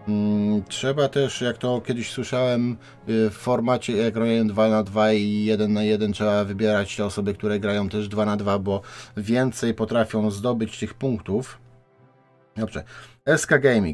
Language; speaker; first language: Polish; native; Polish